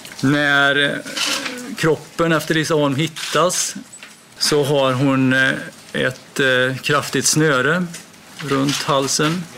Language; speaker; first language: Swedish; native; Swedish